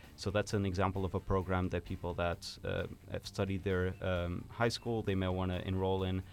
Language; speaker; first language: English; non-native, fluent; Portuguese